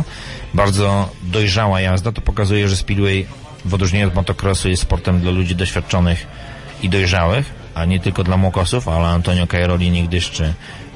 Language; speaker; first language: Polish; native; Polish